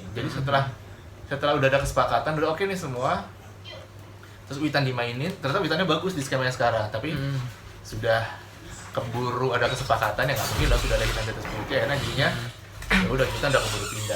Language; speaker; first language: Indonesian; native; Indonesian